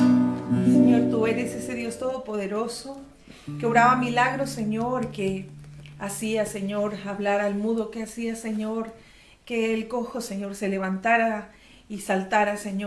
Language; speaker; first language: Spanish; native; Spanish